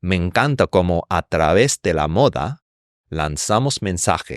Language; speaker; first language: Spanish; non-native, fluent; English